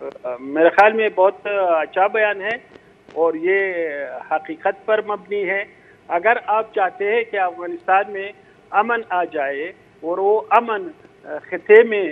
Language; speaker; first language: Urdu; non-native, fluent; Pashto